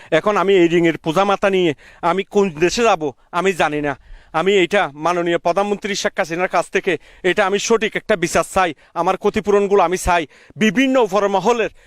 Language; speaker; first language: Bangla; native; Bangla